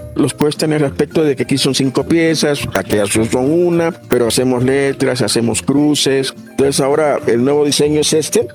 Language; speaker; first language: Spanish; native; Spanish